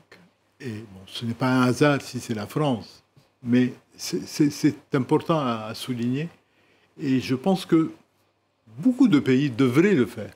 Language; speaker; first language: French; non-native, local second language; Arabic